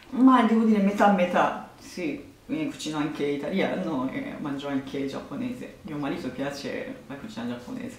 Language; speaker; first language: Italian; non-native, fluent; Japanese